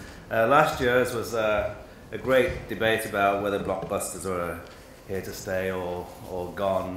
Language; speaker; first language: English; native; English